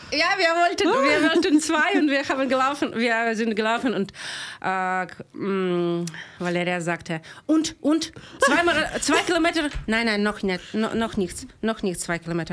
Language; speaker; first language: German; non-native, learner; Ukrainian